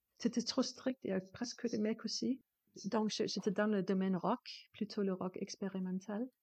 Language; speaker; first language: French; non-native, learner; Danish